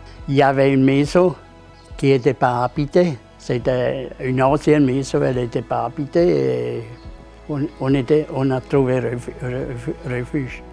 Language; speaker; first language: French; non-native, local second language; Swiss German